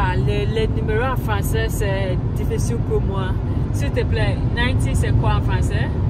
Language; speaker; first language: French; non-native, learner; English